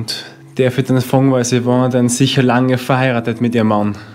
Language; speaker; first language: German; native; German